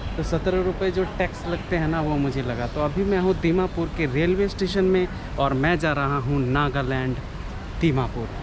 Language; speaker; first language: Hindi; native; Hindi